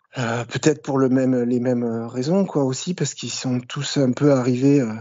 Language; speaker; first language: French; native; French